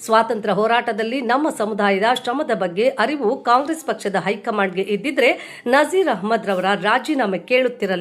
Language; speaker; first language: Kannada; native; Kannada